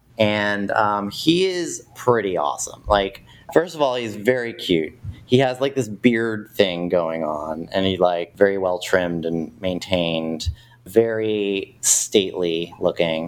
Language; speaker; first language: English; native; English